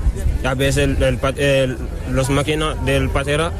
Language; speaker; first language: Spanish; non-native, learner; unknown